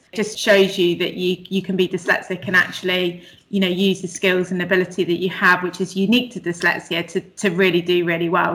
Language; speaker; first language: English; native; English